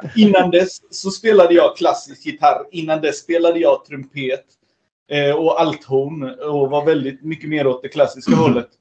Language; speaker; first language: Swedish; early bilingual, other home language; Spanish